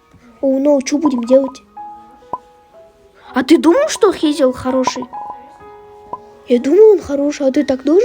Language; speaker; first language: Russian; non-native, local second language; Kazakh